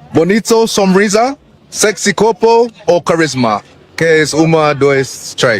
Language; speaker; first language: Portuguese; non-native, learner; English